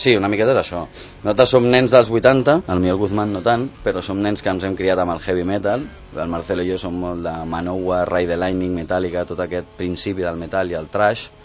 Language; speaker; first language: Catalan; non-native, local second language; Spanish